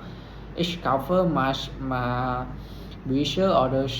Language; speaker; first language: German; non-native, learner; Vietnamese